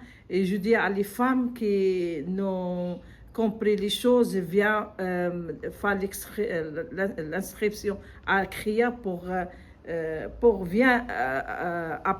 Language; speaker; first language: French; non-native, learner; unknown